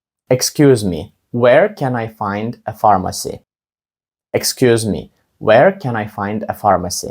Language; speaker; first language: English; non-native, fluent; Ukrainian